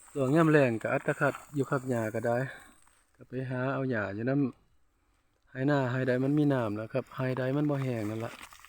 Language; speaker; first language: Thai; native; Thai